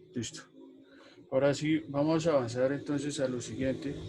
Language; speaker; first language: Spanish; native; Spanish